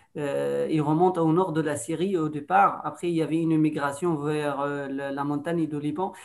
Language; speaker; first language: French; non-native, fluent; Arabic